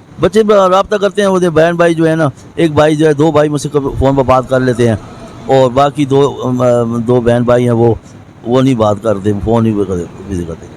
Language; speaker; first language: Urdu; non-native, local second language; Pashto